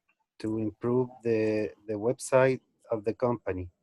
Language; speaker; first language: English; non-native, learner; Spanish